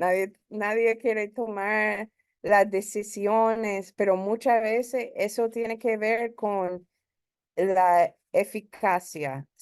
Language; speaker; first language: Spanish; early bilingual, heritage; Spanish